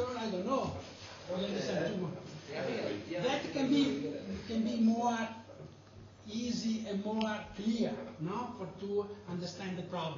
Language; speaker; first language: English; non-native, learner; Italian